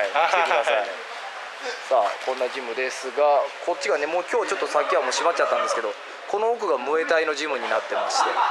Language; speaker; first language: Japanese; native; Japanese